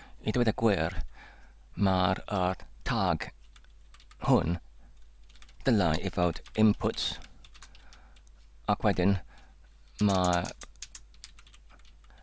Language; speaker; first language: Welsh; non-native, learner; English